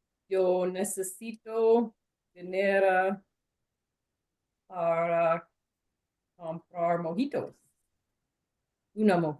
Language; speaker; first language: Spanish; non-native, learner; English